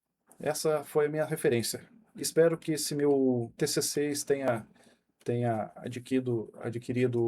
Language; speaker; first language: Portuguese; native; Portuguese